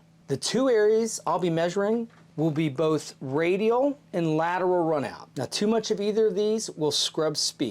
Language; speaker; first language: English; native; English